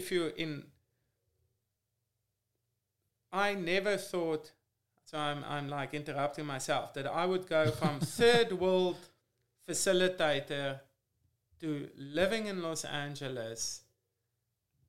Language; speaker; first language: English; non-native, fluent; Afrikaans